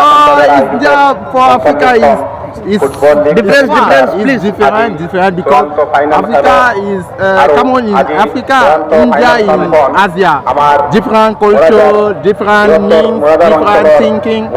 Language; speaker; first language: English; non-native, learner; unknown